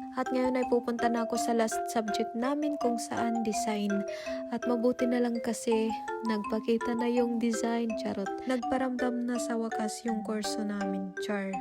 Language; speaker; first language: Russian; non-native, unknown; Waray